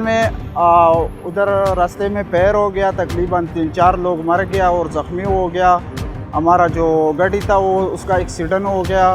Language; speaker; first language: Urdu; non-native, local second language; Pashto